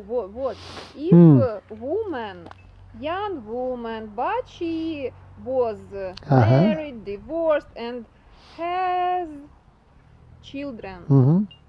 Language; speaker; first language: English; non-native, learner; Russian